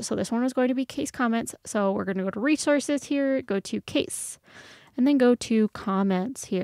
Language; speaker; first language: English; native; English